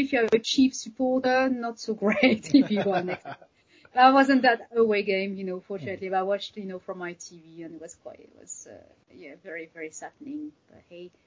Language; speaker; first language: English; non-native, fluent; French